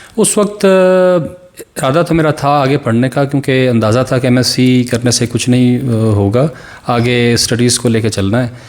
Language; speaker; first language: Urdu; non-native, local second language; Pashto